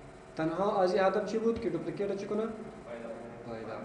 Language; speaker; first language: Persian; non-native, local second language; Pashto